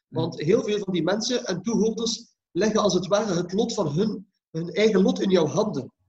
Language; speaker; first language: Dutch; early bilingual, other home language; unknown